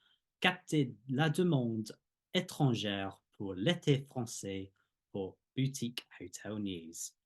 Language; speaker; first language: French; non-native, fluent; English